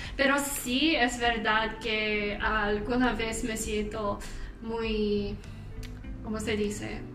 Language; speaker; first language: Spanish; non-native, learner; English